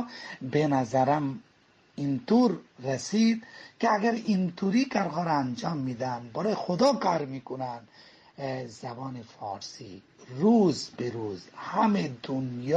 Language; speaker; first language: Persian; non-native, fluent; Bangla